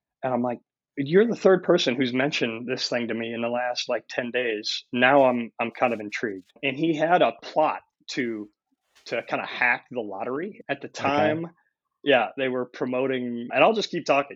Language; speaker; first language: English; native; English